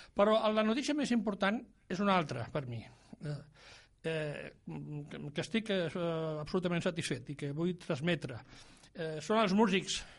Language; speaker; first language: Catalan; native; Catalan